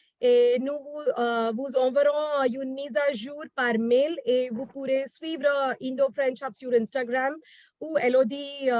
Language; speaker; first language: French; non-native, fluent; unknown